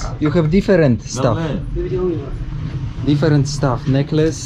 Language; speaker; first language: English; non-native, learner; Polish